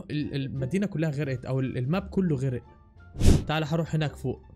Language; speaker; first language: Arabic; native; Arabic